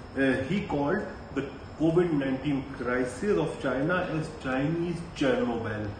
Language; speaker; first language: English; non-native, local second language; Hindi